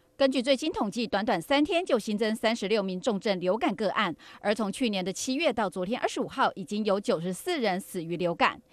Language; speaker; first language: Chinese; native; Chinese